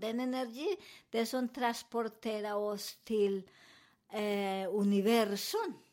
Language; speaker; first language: Swedish; non-native, learner; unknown